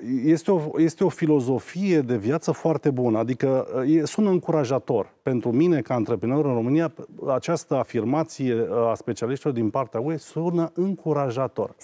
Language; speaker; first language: Romanian; native; Romanian